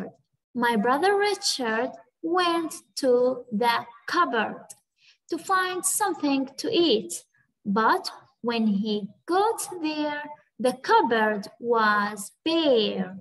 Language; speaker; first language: English; non-native, fluent; Arabic